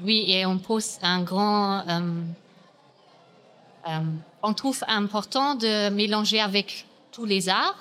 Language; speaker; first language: French; non-native, fluent; German